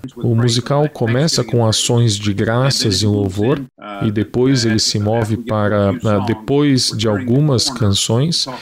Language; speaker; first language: Portuguese; non-native, fluent; English